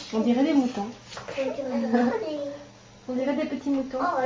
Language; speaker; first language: French; native; French